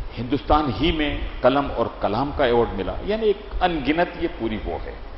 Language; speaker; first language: Urdu; non-native, local second language; Gujarati